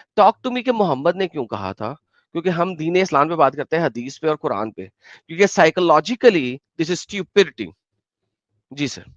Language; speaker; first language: Hindi; native; Hindi